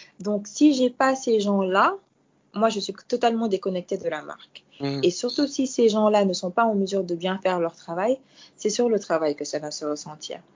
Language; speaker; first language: French; non-native, local second language; Fula